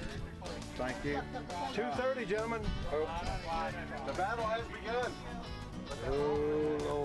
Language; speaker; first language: English; native; English